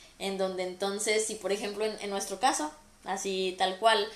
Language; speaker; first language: Spanish; native; Spanish